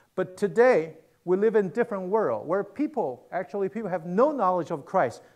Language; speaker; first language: English; non-native, fluent; Chinese